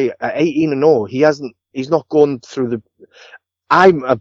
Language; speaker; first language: English; native; English